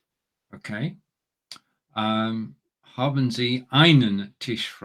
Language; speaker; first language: German; non-native, learner; English